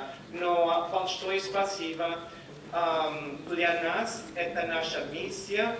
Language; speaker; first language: Russian; non-native, fluent; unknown